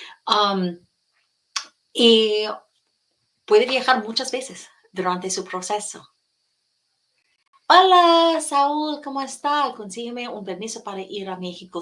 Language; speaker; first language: Spanish; non-native, fluent; English